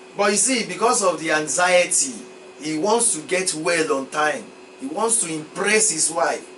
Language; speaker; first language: English; non-native, local second language; Yoruba